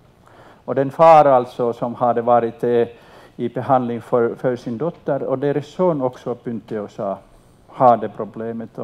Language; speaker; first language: Swedish; non-native, local second language; Finnish